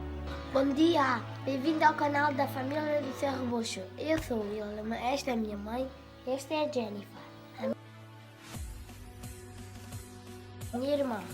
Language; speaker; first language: Portuguese; early bilingual, other home language; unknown